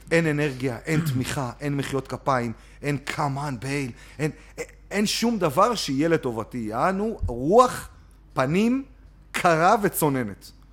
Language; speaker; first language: Hebrew; native; Hebrew